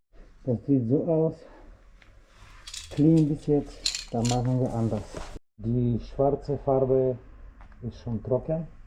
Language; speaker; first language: German; non-native, learner; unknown